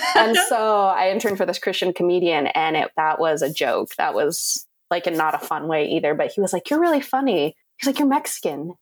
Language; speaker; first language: English; native; English